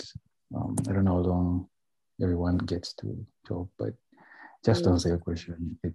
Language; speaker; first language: English; non-native, local second language; Ganda